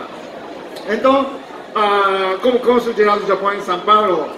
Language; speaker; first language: Portuguese; non-native, fluent; Japanese